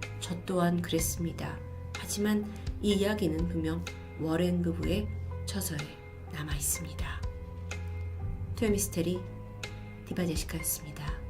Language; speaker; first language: Korean; native; Korean